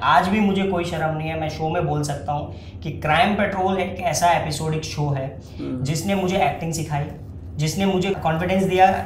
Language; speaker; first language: Hindi; native; Hindi